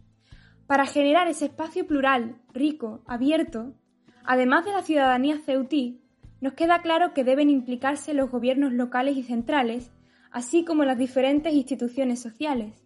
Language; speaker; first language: Spanish; native; Spanish